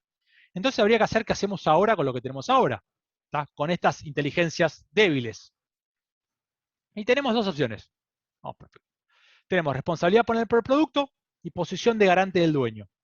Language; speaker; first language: Spanish; native; Spanish